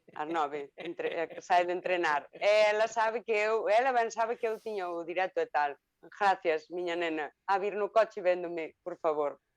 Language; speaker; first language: Galician; native; Galician